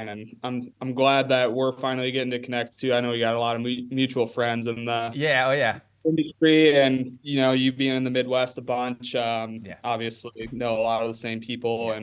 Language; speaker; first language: English; native; English